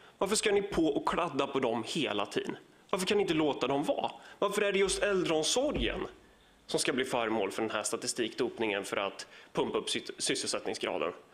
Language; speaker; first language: Swedish; native; Swedish